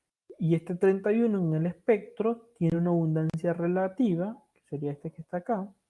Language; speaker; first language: Spanish; native; Spanish